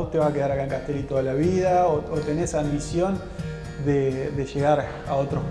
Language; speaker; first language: Spanish; native; Spanish